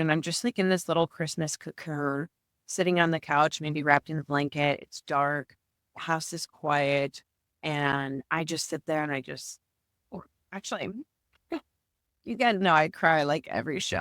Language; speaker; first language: English; native; English